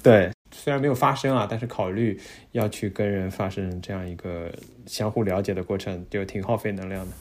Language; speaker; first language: Chinese; native; Chinese